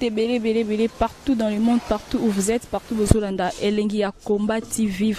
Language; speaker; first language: French; non-native, local second language; Lingala